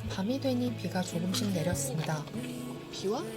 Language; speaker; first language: Korean; native; Korean